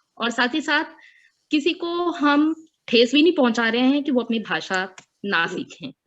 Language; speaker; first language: Hindi; non-native, local second language; Tamil